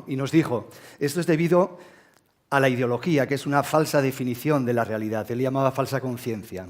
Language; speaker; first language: Spanish; native; Spanish